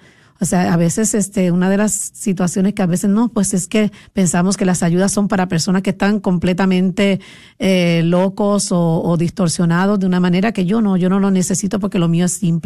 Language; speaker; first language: Spanish; native; Spanish